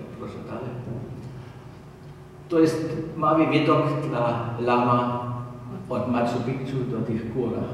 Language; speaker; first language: Polish; non-native, learner; German